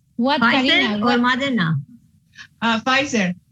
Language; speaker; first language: English; non-native, fluent; Persian